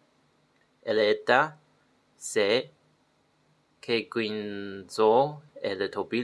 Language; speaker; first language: Spanish; non-native, learner; Chinese